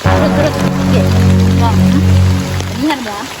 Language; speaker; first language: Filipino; non-native, local second language; Cebuano